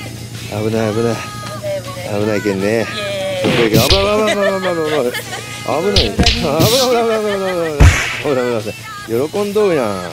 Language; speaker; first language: Japanese; native; Japanese